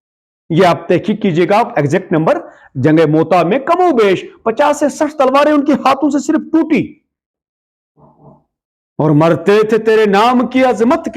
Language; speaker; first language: Urdu; native; Urdu